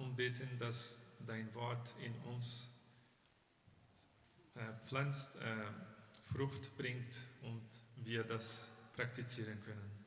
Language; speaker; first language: German; non-native, fluent; Portuguese